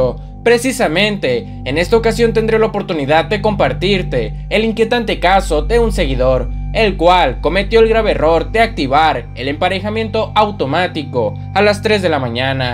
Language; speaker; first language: Spanish; native; Spanish